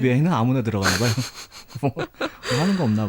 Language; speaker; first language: Korean; native; Korean